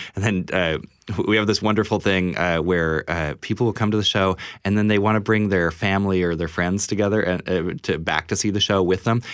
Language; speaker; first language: English; native; English